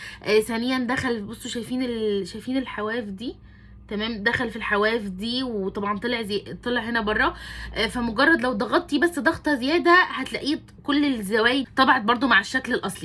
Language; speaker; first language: Arabic; native; Arabic